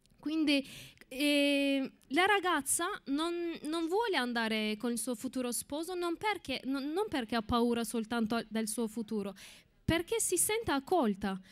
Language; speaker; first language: Italian; non-native, fluent; Turkish